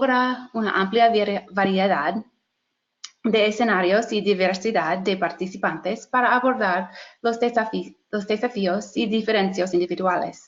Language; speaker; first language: Spanish; non-native, fluent; English